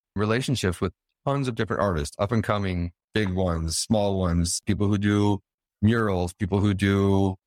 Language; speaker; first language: English; native; English